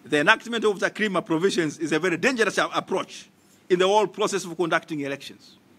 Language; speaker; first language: English; non-native, local second language; Swahili